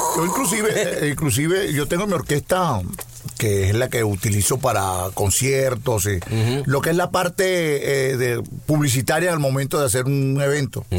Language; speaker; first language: Spanish; native; Spanish